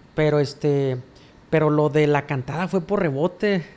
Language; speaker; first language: Spanish; native; Spanish